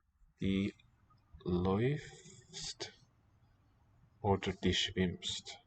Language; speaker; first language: German; non-native, learner; English